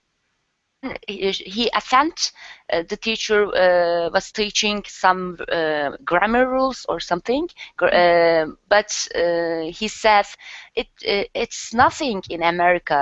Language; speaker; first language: English; non-native, learner; Turkish